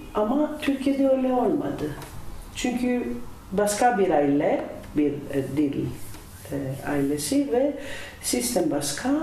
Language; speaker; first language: Turkish; non-native, learner; Greek